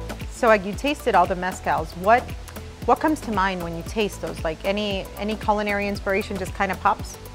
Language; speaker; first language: English; early bilingual, other home language; Spanish